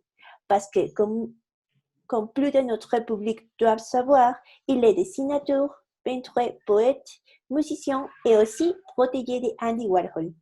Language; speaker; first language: French; non-native, learner; Spanish